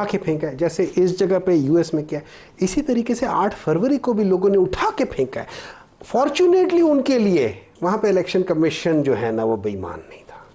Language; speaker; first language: Urdu; non-native, local second language; Pashto